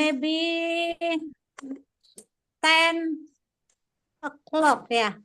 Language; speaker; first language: English; non-native, learner; Indonesian